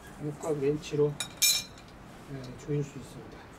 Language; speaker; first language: Korean; native; Korean